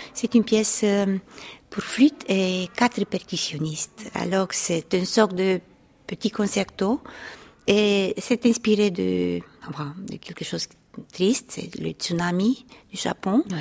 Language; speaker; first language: French; non-native, fluent; Romanian